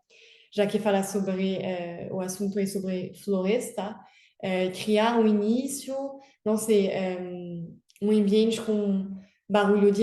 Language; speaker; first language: Portuguese; non-native, fluent; French